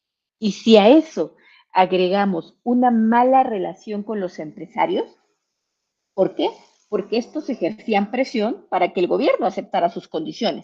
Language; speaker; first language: Spanish; native; Spanish